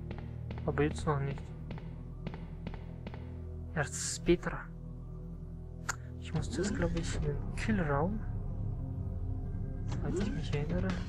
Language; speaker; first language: German; native; German